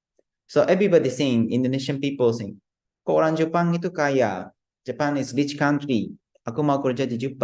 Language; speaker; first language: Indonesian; non-native, fluent; Japanese